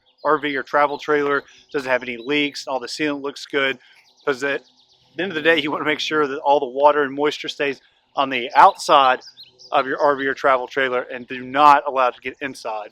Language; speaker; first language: English; native; English